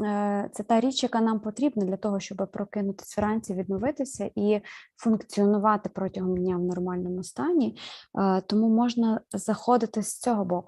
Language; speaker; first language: Ukrainian; native; Ukrainian